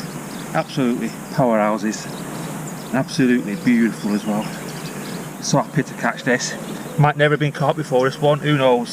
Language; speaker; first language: English; native; English